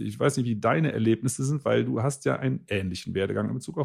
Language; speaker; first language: German; native; German